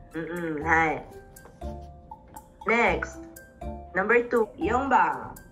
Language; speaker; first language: Japanese; non-native, fluent; Filipino